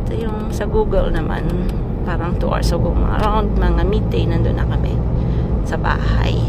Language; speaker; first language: Filipino; native; Filipino